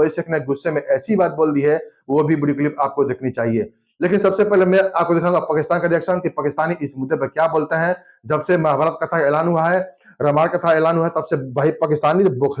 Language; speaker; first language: Hindi; native; Hindi